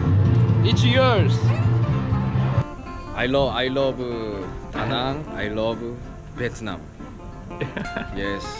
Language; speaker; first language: English; non-native, learner; Korean